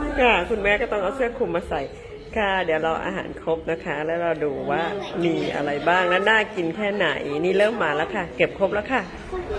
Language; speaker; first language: Thai; native; Thai